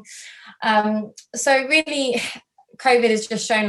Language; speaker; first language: English; native; English